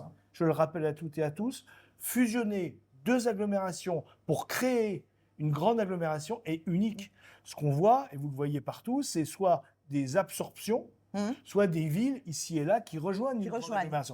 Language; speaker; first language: French; native; French